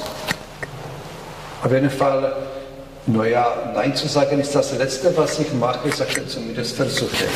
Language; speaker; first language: German; non-native, fluent; Polish